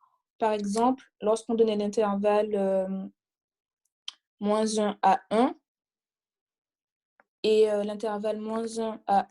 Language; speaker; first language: French; native; French